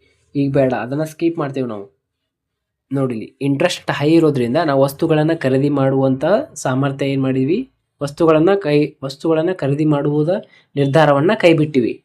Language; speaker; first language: Kannada; native; Kannada